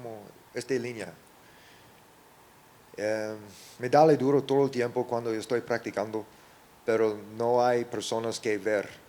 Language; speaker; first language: Spanish; non-native, learner; English